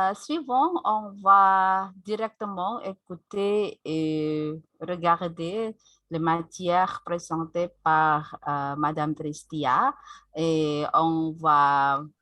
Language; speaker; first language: French; non-native, fluent; Indonesian